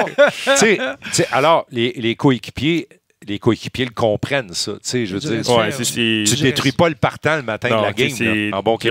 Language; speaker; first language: French; native; French